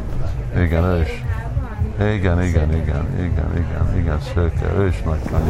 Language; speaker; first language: Hungarian; early bilingual, heritage; Hungarian